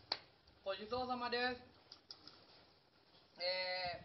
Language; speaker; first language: Japanese; non-native, learner; Thai